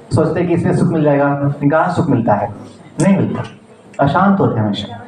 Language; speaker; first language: Hindi; non-native, local second language; Marathi